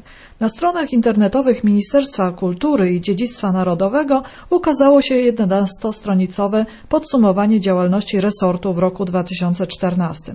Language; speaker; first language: Polish; native; Polish